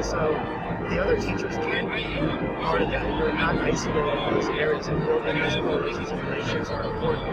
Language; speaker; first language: English; native; English